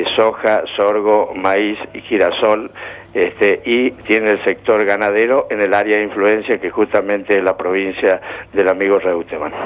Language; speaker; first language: Spanish; native; Spanish